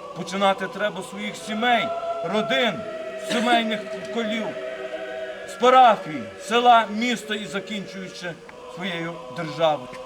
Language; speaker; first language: Ukrainian; native; Ukrainian